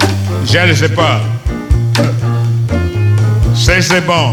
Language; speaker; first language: French; non-native, learner; English